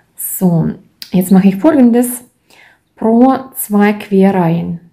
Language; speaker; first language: German; non-native, fluent; Russian